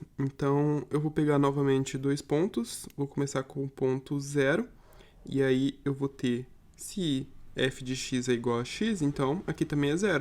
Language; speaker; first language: Portuguese; native; Portuguese